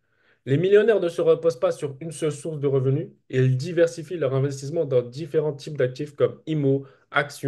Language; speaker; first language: French; native; French